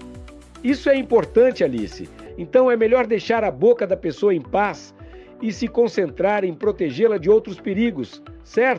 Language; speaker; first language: Portuguese; native; Portuguese